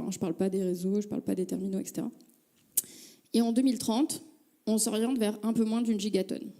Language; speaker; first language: French; native; French